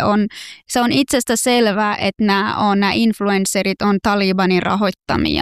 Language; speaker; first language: Finnish; early bilingual, other home language; Persian